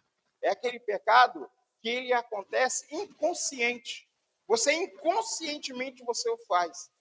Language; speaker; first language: Portuguese; native; Portuguese